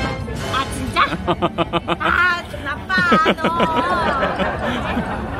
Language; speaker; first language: Korean; non-native, learner; Vietnamese